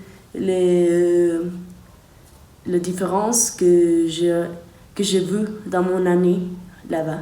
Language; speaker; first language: French; non-native, fluent; Spanish